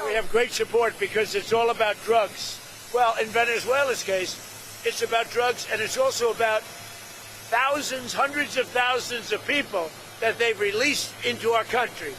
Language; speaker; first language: English; native; English